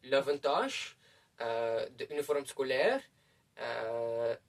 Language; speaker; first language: French; non-native, learner; Dutch